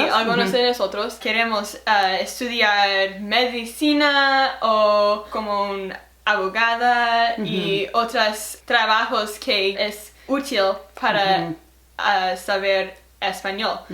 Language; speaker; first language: Spanish; non-native, learner; English